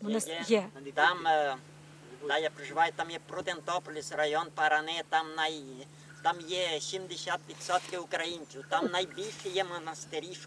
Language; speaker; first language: Ukrainian; early bilingual, heritage; Ukrainian